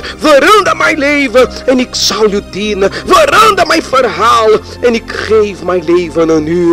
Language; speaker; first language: Dutch; non-native, fluent; Portuguese